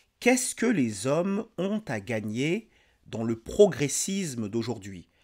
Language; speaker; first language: French; native; French